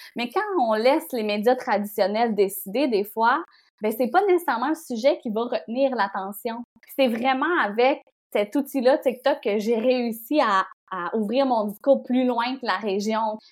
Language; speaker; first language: French; native; French